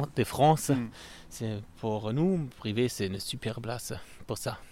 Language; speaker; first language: French; non-native, learner; German